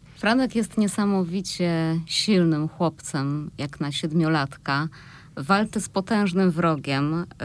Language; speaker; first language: Polish; native; Polish